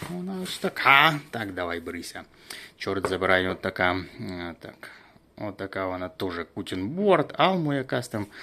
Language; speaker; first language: Ukrainian; non-native, local second language; Russian